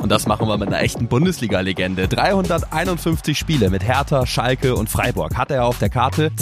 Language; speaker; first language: German; native; German